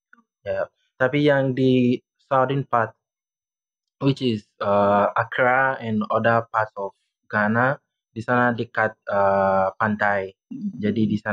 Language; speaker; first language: Indonesian; non-native, learner; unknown